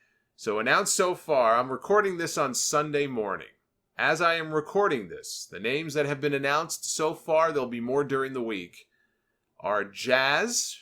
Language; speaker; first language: English; native; English